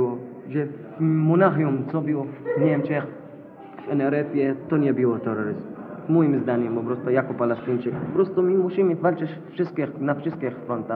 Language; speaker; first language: Polish; non-native, learner; Arabic